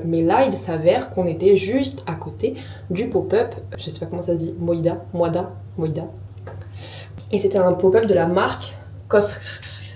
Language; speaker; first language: French; native; French